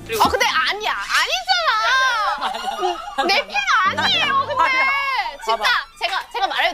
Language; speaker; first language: Korean; non-native, fluent; Thai